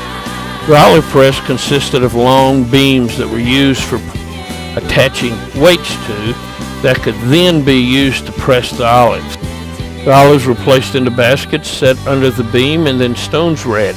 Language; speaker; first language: English; native; English